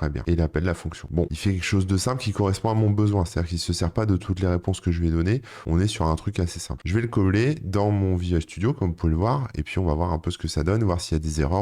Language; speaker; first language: French; native; French